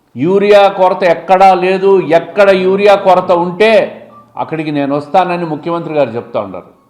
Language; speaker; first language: Telugu; native; Telugu